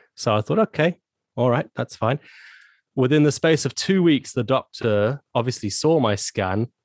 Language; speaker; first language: English; native; English